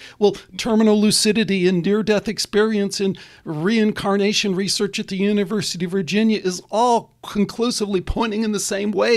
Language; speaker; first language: English; native; English